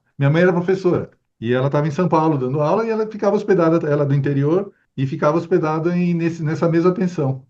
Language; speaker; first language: Portuguese; early bilingual, other home language; Spanish